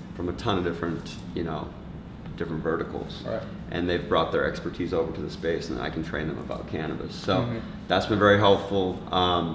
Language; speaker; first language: English; native; English